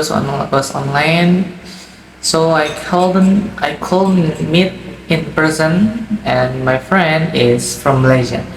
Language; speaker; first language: English; non-native, learner; Indonesian